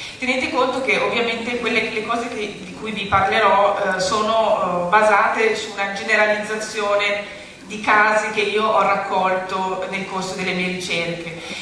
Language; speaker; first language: Italian; native; Italian